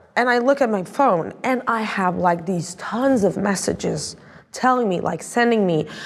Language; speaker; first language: English; non-native, fluent; Arabic